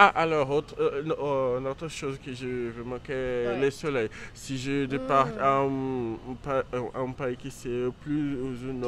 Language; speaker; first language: French; non-native, learner; Portuguese